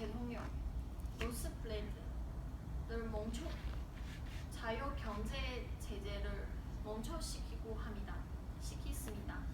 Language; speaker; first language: Korean; non-native, learner; Chinese